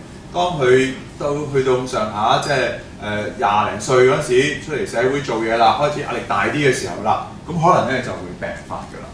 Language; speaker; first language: Cantonese; native; Cantonese